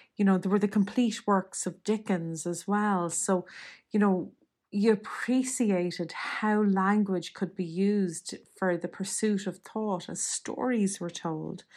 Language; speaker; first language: English; native; English